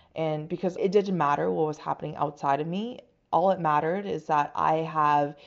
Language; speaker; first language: English; non-native, fluent; Chinese